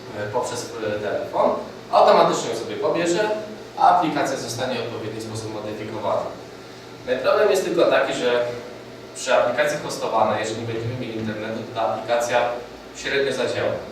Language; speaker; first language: Polish; native; Polish